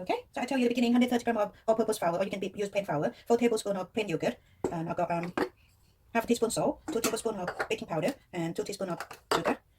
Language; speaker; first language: English; non-native, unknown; Thai